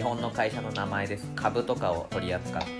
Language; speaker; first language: Japanese; native; Japanese